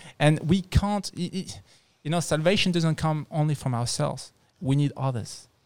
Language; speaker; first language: English; non-native, fluent; French